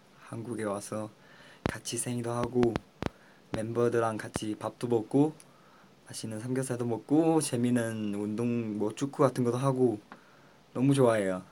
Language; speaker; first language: Korean; non-native, fluent; Chinese